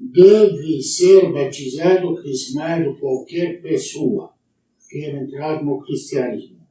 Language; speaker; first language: Portuguese; non-native, learner; Arabic